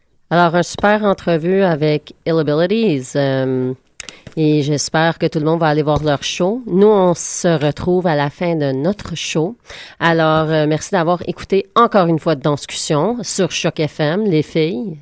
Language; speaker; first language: French; native; French